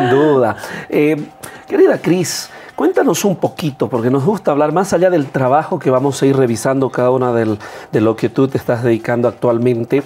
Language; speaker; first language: Spanish; native; Spanish